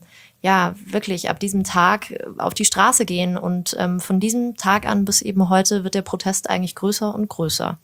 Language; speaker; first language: German; native; German